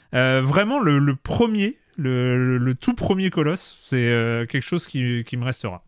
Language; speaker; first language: French; native; French